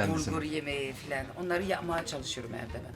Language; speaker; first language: Turkish; early bilingual, heritage; Turkish